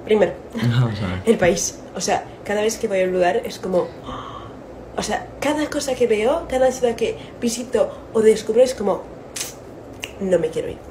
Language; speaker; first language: Spanish; non-native, fluent; Italian